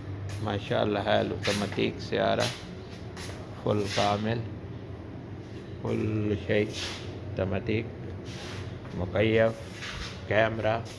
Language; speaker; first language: Arabic; non-native, learner; Urdu